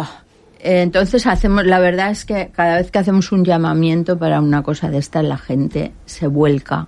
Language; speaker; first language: Spanish; native; Spanish